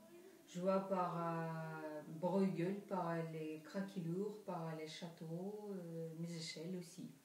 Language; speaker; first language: French; non-native, fluent; Russian